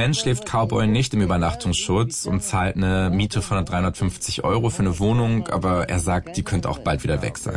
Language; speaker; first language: German; native; German